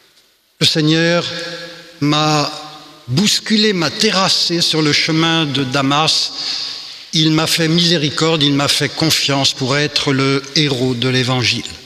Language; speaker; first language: French; native; French